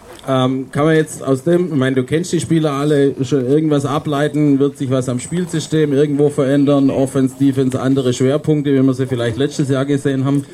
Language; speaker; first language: German; native; German